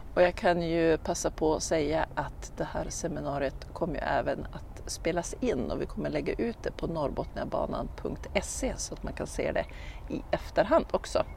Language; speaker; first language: Swedish; native; Swedish